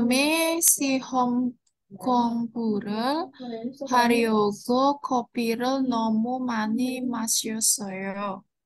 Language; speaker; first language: Korean; non-native, learner; Indonesian